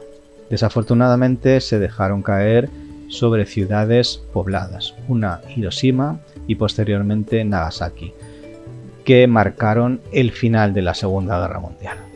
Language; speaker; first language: Spanish; native; Spanish